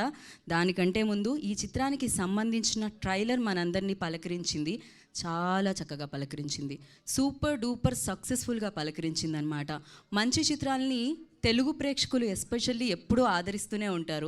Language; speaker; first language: Telugu; native; Telugu